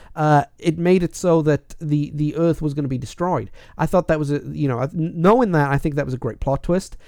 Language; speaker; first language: English; native; English